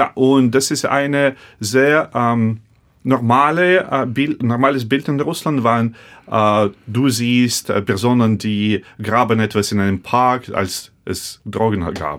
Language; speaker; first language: German; non-native, fluent; Russian